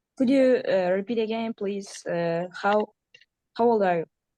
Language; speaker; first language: English; non-native, learner; Uzbek